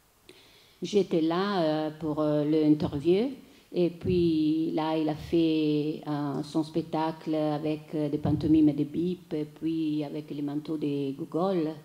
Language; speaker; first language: French; non-native, fluent; Italian